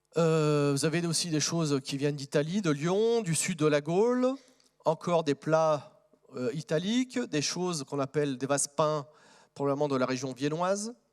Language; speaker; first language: French; native; French